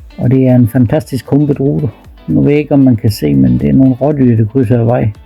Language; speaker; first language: Danish; native; Danish